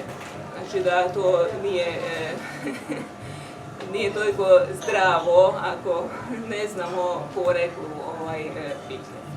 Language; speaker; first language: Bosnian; non-native, local second language; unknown